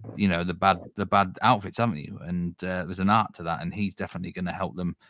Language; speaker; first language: English; native; English